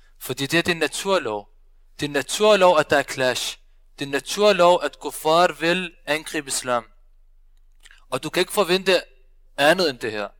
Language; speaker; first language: Danish; early bilingual, other home language; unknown